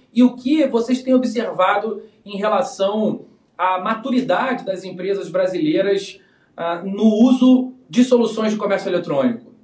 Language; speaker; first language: Portuguese; native; Portuguese